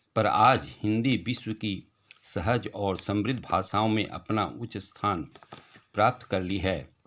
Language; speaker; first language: Hindi; native; Hindi